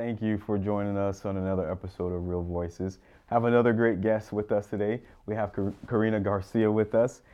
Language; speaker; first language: English; native; English